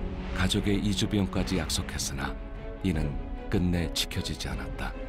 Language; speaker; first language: Korean; native; Korean